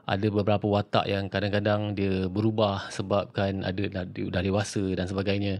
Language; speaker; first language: Malay; native; Malay